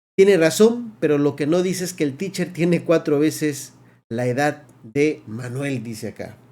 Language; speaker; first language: Spanish; native; Spanish